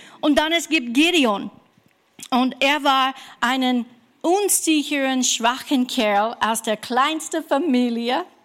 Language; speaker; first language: German; non-native, fluent; English